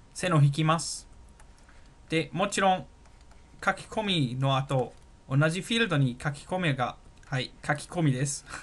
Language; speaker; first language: Japanese; non-native, fluent; German